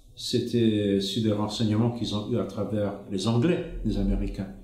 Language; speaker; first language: French; non-native, fluent; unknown